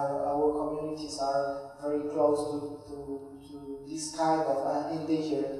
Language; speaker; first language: English; non-native, fluent; Spanish